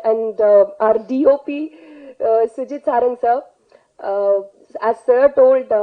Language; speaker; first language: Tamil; non-native, learner; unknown